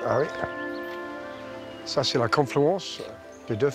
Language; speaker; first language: French; non-native, fluent; English